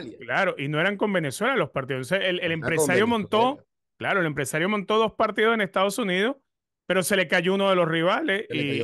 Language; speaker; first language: Spanish; native; Spanish